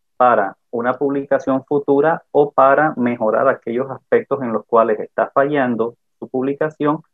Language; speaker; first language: Spanish; native; Spanish